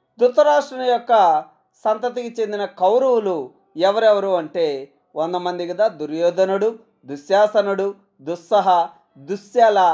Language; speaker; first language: Telugu; native; Telugu